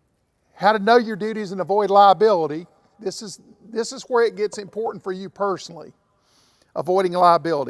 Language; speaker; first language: English; native; English